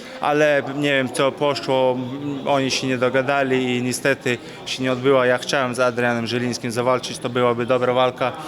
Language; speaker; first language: Polish; non-native, fluent; Chechen